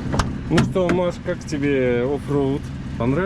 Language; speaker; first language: Russian; native; Russian